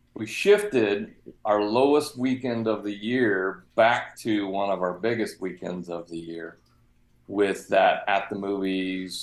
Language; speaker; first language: English; native; English